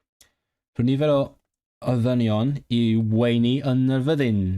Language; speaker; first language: Welsh; non-native, learner; Cantonese